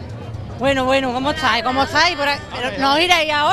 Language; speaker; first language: Spanish; native; Spanish